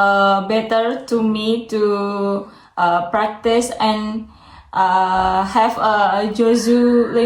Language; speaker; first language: English; non-native, learner; Indonesian